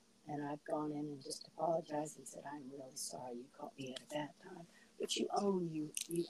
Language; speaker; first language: English; native; English